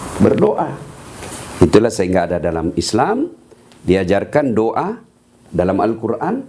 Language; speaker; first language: Malay; non-native, local second language; Buginese